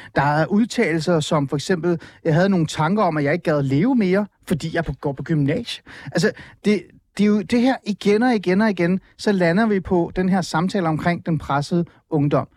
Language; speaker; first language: Danish; early bilingual, other home language; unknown